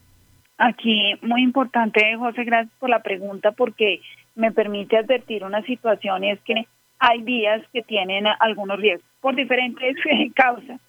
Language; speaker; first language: Spanish; native; Spanish